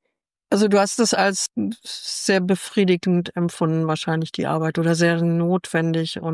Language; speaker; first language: German; native; German